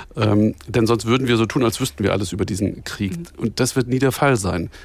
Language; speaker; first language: German; native; German